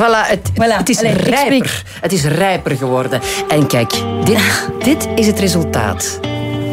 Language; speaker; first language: Dutch; native; Dutch